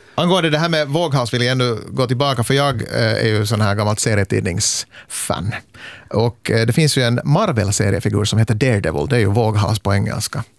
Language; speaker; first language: Swedish; native; Swedish